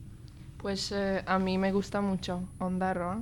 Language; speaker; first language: Spanish; non-native, learner; Hungarian